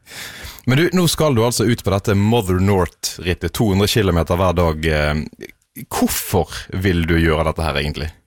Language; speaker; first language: Norwegian; native; Norwegian